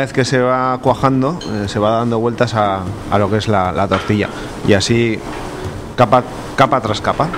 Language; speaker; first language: Spanish; native; Spanish